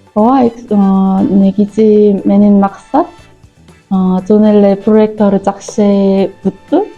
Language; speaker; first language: Kyrgyz; non-native, learner; Korean